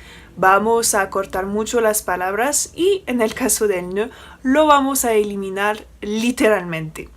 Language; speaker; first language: Spanish; non-native, fluent; French